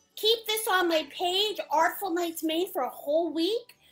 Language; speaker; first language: English; native; English